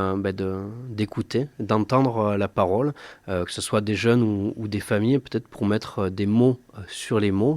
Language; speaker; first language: French; native; French